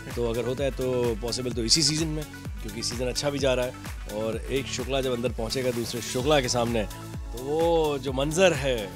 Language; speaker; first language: Hindi; native; Hindi